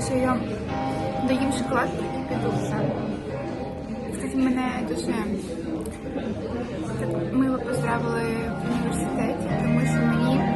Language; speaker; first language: Ukrainian; non-native, local second language; Russian